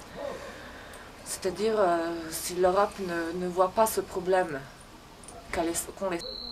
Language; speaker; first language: French; non-native, fluent; Bosnian